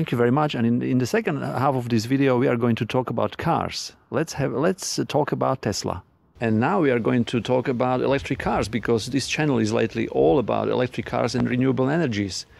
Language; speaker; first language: English; non-native, fluent; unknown